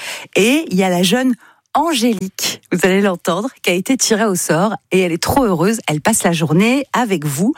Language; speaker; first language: French; native; French